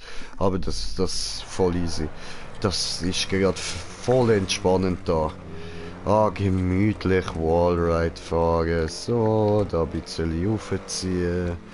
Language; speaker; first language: German; native; German